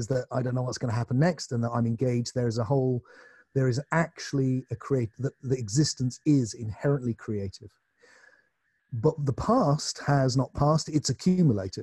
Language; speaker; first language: English; native; English